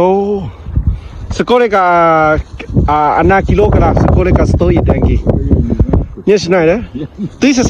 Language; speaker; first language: Russian; non-native, learner; Lao